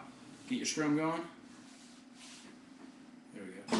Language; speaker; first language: English; native; English